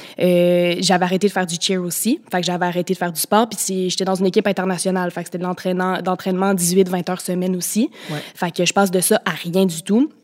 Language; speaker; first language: French; native; French